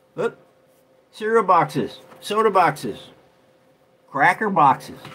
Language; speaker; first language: English; native; English